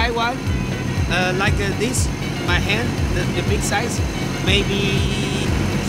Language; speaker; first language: English; non-native, learner; Chinese